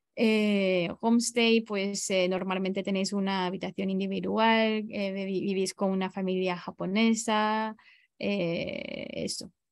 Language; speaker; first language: Spanish; non-native, fluent; Japanese